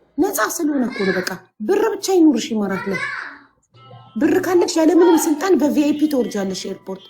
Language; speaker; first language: Amharic; native; Amharic